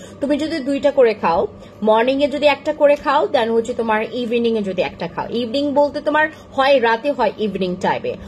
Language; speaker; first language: Bangla; native; Bangla